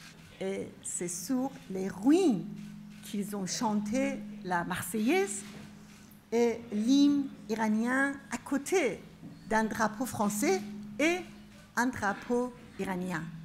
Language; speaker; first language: French; non-native, fluent; Persian